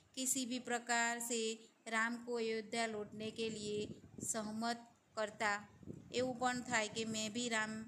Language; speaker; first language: Hindi; non-native, local second language; Gujarati